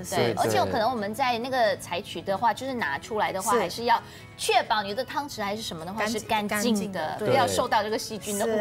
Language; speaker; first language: Chinese; native; Chinese